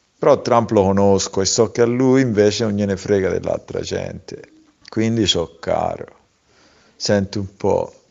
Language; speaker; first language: Italian; native; Italian